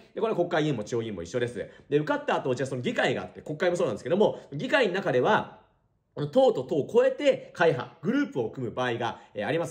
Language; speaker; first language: Japanese; native; Japanese